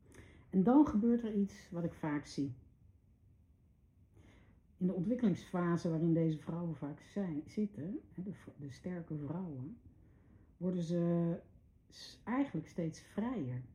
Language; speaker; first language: Dutch; native; Dutch